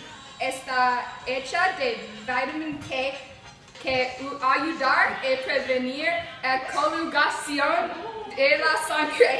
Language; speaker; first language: Spanish; non-native, learner; English